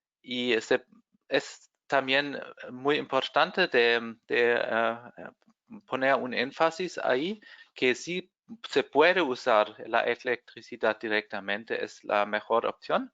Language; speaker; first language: Spanish; non-native, fluent; German